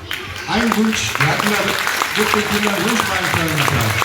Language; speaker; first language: German; native; German